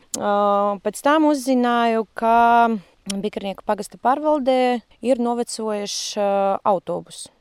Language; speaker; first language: Latvian; non-native, local second language; Russian